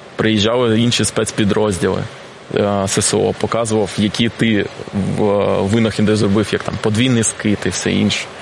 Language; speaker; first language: Ukrainian; non-native, local second language; Russian